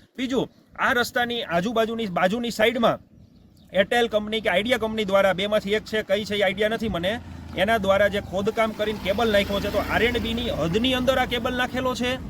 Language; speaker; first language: Gujarati; native; Gujarati